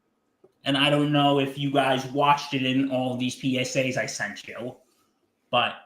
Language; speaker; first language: English; native; English